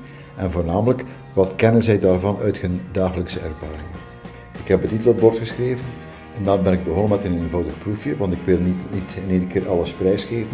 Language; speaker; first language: Dutch; native; Dutch